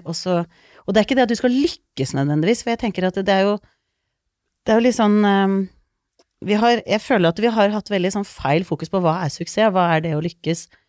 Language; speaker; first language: Norwegian; early bilingual, other home language; Icelandic